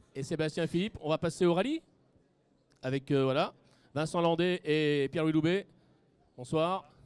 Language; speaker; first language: French; native; French